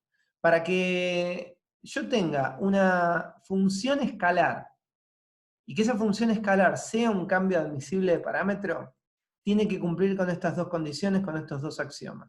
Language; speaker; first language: Spanish; native; Spanish